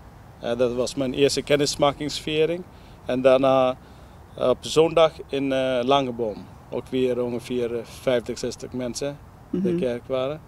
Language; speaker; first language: Dutch; non-native, learner; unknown